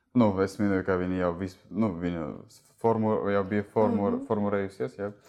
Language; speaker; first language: Latvian; non-native, local second language; Russian